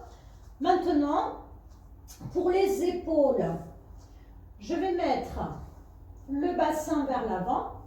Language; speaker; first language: French; native; French